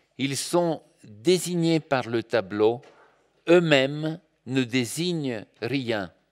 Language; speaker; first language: French; non-native, fluent; Bulgarian